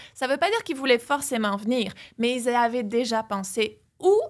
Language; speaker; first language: French; native; French